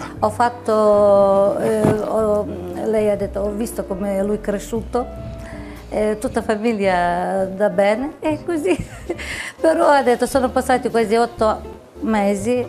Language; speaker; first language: Italian; non-native, learner; Ukrainian